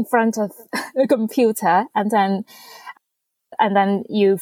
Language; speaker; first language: English; non-native, fluent; Chinese